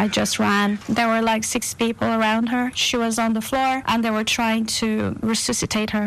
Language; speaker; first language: English; native; English